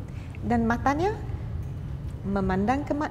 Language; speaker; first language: Indonesian; non-native, fluent; English